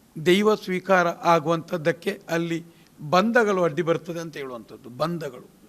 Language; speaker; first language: Kannada; non-native, local second language; Tulu